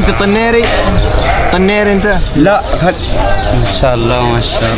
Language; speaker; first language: Arabic; non-native, learner; Bangla